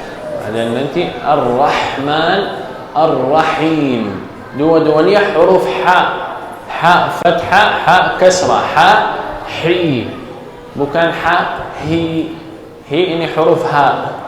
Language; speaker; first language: Indonesian; non-native, learner; Arabic